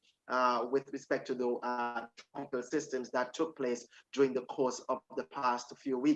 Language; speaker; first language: English; native; English